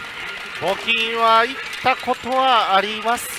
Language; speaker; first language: Japanese; native; Japanese